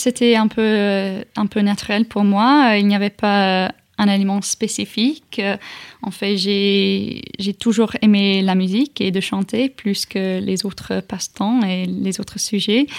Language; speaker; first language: French; non-native, fluent; English